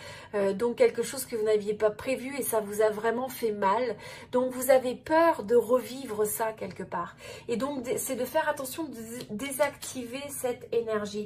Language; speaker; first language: French; native; French